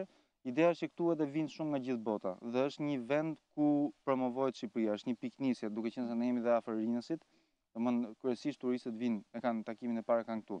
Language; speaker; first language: Albanian; native; Albanian